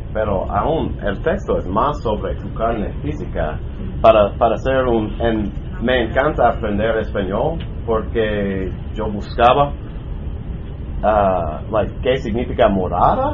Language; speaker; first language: Spanish; non-native, learner; English